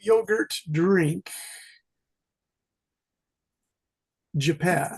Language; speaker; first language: English; native; English